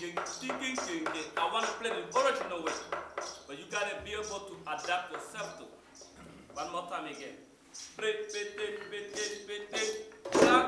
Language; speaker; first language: English; non-native, learner; French